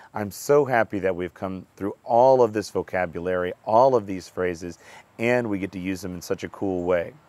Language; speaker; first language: English; native; English